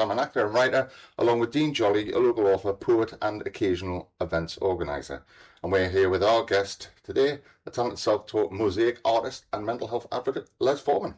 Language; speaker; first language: English; native; English